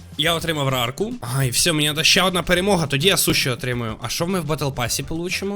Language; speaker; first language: Ukrainian; non-native, local second language; Russian